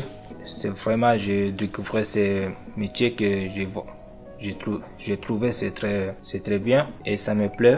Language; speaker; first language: French; non-native, learner; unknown